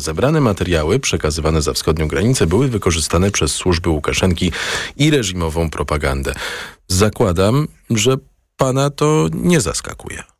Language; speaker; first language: Polish; native; Polish